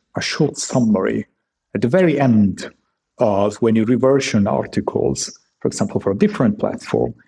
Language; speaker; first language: English; non-native, fluent; Italian